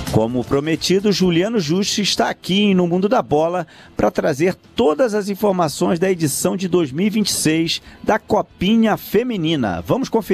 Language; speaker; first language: Portuguese; native; Portuguese